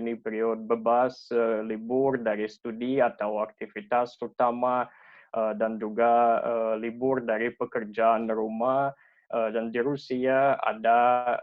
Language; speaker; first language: Indonesian; non-native, learner; Russian